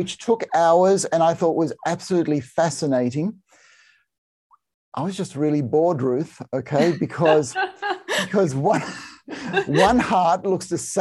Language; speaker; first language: English; native; English